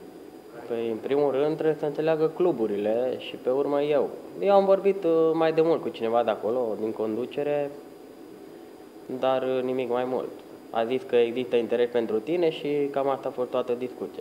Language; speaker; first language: Romanian; early bilingual, heritage; Romanian